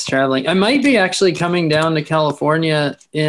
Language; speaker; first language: English; native; English